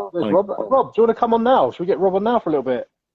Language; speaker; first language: English; native; English